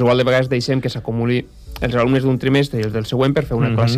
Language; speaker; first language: Catalan; native; Catalan